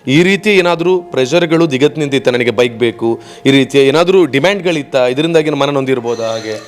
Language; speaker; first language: Kannada; native; Kannada